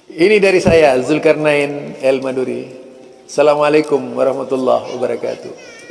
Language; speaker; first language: Indonesian; non-native, local second language; Madurese